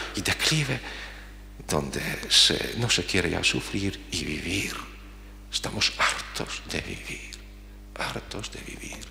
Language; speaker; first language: Spanish; non-native, fluent; Polish